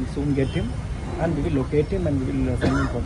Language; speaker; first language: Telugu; non-native, learner; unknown